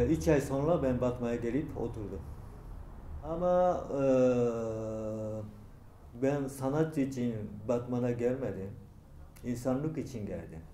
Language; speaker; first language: Turkish; non-native, learner; Japanese